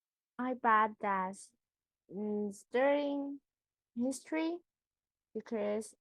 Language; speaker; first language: English; non-native, learner; Vietnamese